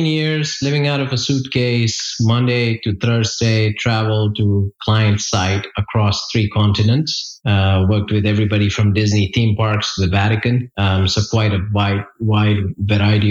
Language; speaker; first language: English; non-native, local second language; Gujarati